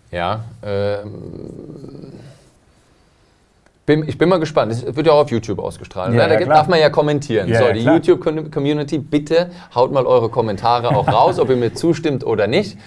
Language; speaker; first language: German; native; German